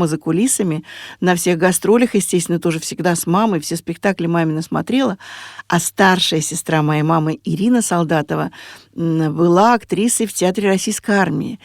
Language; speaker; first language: Russian; native; Russian